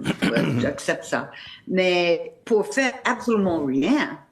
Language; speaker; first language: French; non-native, fluent; English